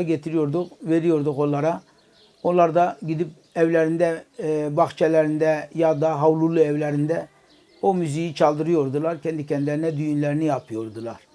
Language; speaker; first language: Turkish; non-native, local second language; Kurdish